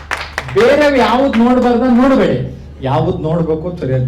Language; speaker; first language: Kannada; native; Kannada